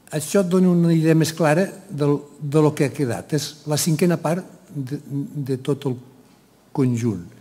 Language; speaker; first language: Catalan; native; Catalan